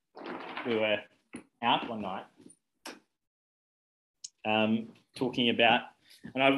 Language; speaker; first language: English; native; English